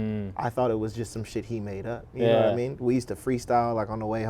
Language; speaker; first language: English; native; English